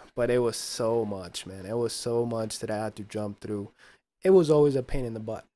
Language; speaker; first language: English; early bilingual, other home language; Spanish